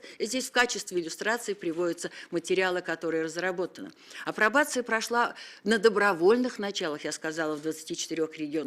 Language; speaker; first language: Russian; native; Russian